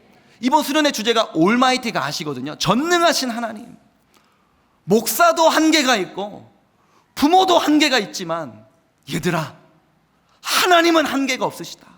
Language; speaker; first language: Korean; native; Korean